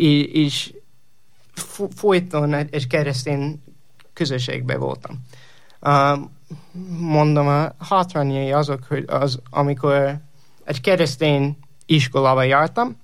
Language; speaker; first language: Hungarian; non-native, learner; English